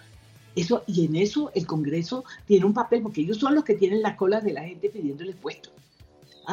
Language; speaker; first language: Spanish; native; Spanish